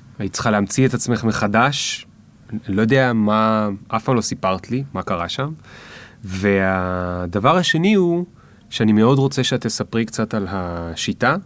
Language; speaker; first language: Hebrew; native; Hebrew